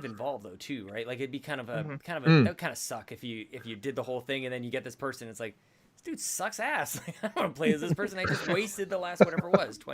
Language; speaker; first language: English; native; English